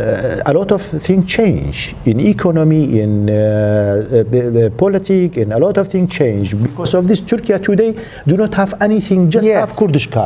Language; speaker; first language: English; non-native, learner; Central Kurdish